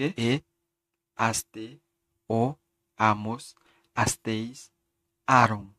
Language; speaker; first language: Spanish; non-native, fluent; Haitian Creole